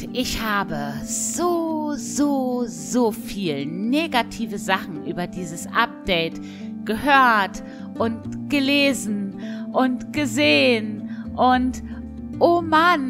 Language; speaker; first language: German; native; German